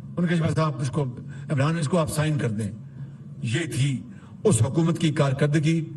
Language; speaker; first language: Urdu; non-native, local second language; Punjabi